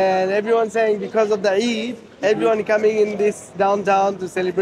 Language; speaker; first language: English; non-native, local second language; Bangla